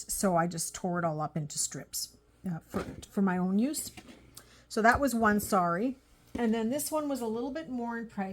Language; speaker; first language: English; native; English